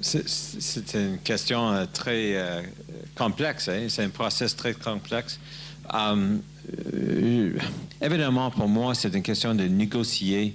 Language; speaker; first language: French; non-native, learner; English